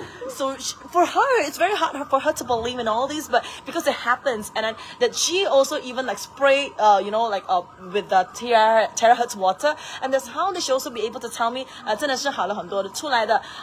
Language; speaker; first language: English; non-native, local second language; Chinese